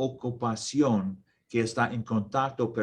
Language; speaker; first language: Spanish; non-native, learner; English